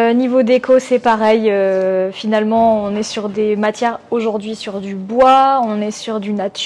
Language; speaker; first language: French; native; French